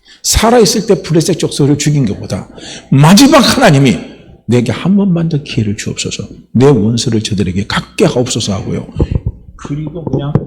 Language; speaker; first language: Korean; native; Korean